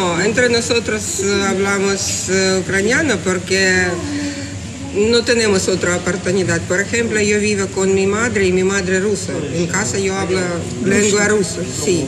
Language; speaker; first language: Spanish; non-native, learner; Russian